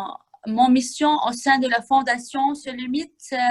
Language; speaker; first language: French; non-native, fluent; Arabic